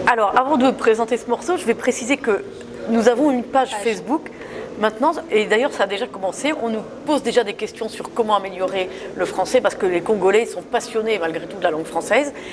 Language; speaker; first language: French; native; French